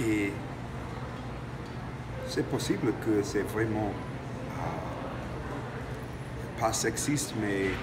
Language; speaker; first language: French; non-native, learner; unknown